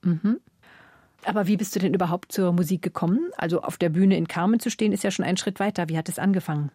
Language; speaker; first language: German; native; German